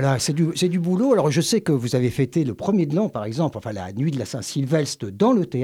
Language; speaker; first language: French; native; French